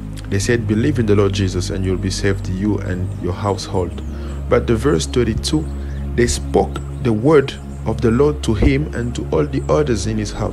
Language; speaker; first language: English; non-native, fluent; French